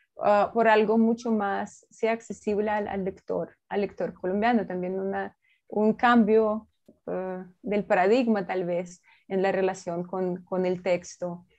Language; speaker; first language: Spanish; non-native, fluent; Russian